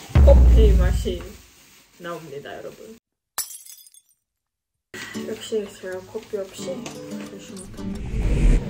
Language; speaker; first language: Korean; non-native, fluent; Estonian